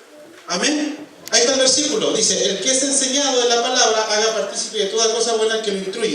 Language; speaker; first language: Spanish; native; Spanish